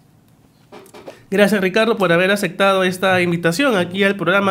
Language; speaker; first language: Spanish; native; Spanish